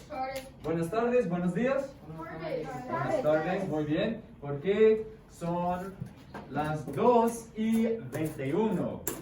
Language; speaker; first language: Spanish; non-native, fluent; English